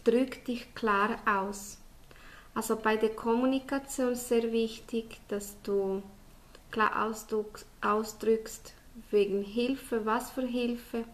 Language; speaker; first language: German; non-native, fluent; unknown